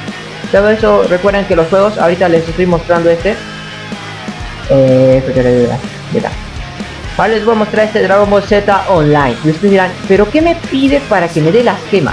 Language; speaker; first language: Spanish; native; Spanish